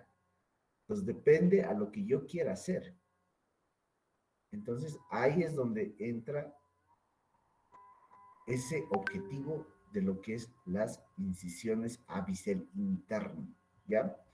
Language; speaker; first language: Spanish; native; Spanish